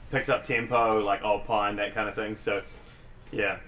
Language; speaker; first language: English; native; English